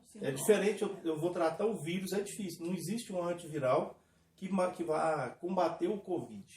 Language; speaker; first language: Portuguese; native; Portuguese